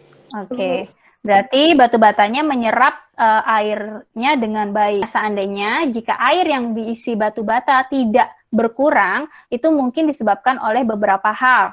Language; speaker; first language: Indonesian; native; Indonesian